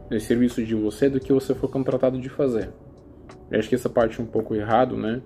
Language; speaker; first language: Portuguese; non-native, learner; Russian